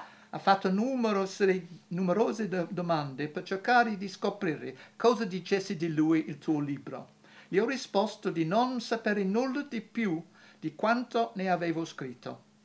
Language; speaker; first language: Italian; non-native, fluent; English